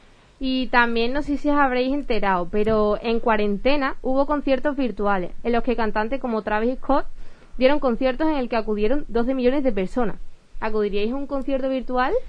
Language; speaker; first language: Spanish; native; Spanish